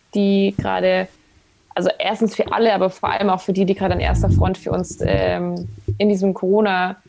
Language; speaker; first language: German; native; German